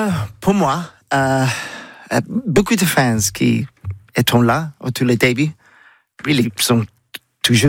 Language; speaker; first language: French; non-native, learner; English